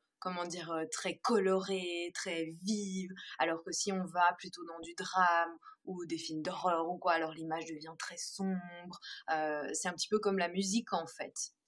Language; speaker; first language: French; native; French